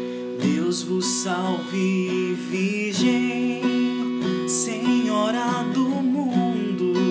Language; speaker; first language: Portuguese; native; Portuguese